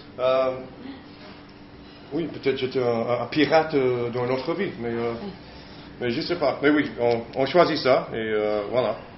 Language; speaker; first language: French; non-native, learner; English